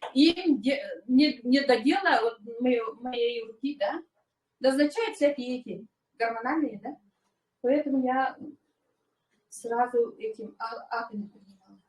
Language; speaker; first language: Russian; non-native, local second language; Yakut